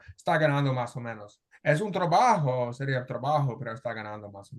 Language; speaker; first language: Spanish; non-native, fluent; English